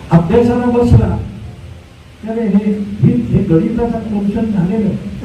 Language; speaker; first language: Marathi; native; Marathi